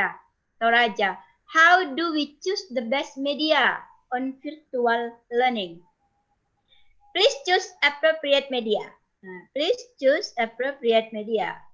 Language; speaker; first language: English; non-native, fluent; Indonesian